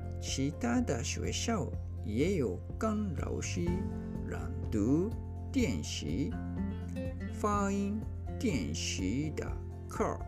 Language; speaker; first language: Chinese; non-native, learner; Japanese